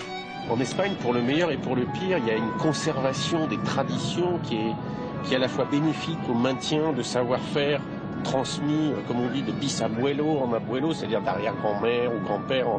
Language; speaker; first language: French; native; French